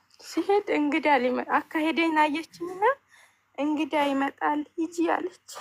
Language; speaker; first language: Amharic; non-native, local second language; Hadiyya